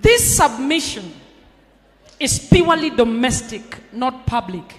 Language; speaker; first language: English; non-native, local second language; Swahili